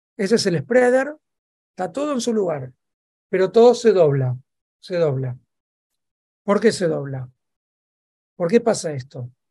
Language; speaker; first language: Spanish; native; Spanish